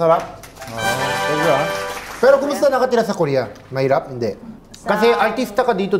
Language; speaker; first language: Filipino; non-native, fluent; Korean